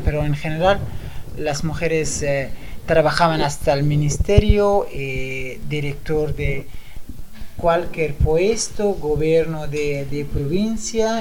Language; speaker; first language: Spanish; non-native, fluent; Persian